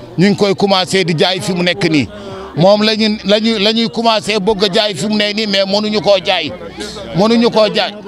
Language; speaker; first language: Wolof; native; Wolof